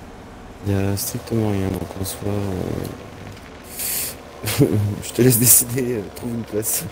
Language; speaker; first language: French; native; French